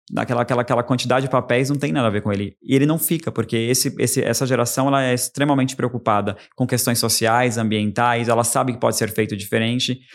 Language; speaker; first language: Portuguese; native; Portuguese